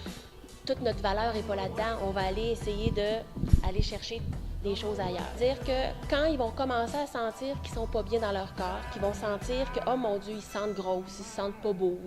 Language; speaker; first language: French; native; French